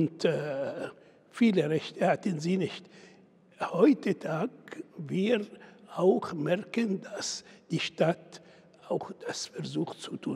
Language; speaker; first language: German; non-native, fluent; Arabic